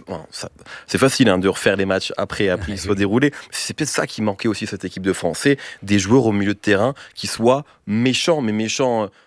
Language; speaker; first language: French; native; French